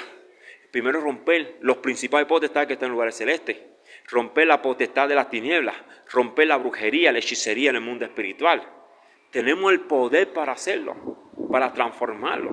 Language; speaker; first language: Spanish; native; Spanish